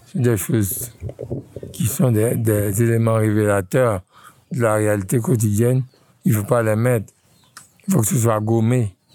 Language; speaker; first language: French; non-native, local second language; Haitian Creole